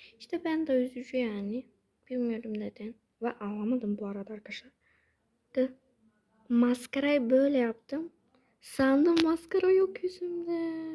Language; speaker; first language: Turkish; early bilingual, heritage; Turkish